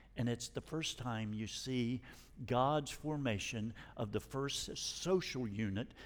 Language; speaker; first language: English; native; English